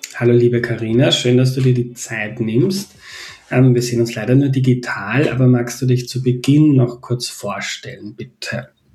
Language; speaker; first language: German; native; German